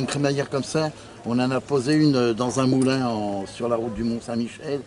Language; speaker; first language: French; native; French